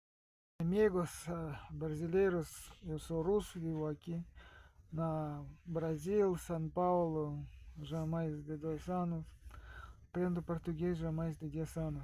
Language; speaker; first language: Portuguese; non-native, fluent; Russian